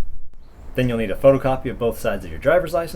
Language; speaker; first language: English; native; English